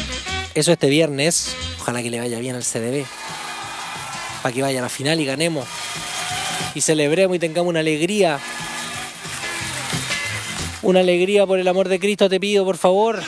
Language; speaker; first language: Spanish; native; Spanish